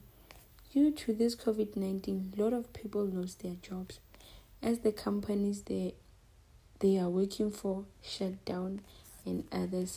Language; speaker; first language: English; non-native, local second language; Northern Sotho